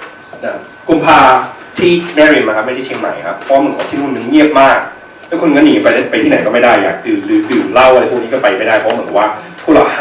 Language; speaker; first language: Thai; early bilingual, heritage; Thai